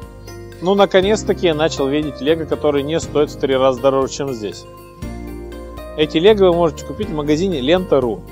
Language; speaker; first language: Russian; native; Russian